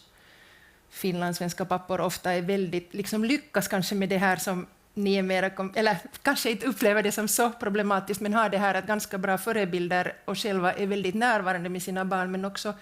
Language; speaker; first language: Swedish; native; Swedish